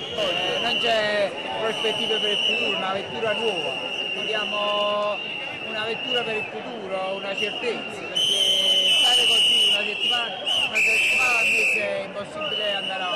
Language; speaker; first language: Italian; native; Italian